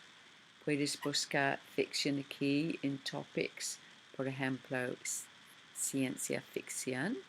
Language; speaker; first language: Spanish; non-native, learner; English